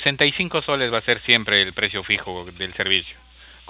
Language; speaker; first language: Spanish; native; Spanish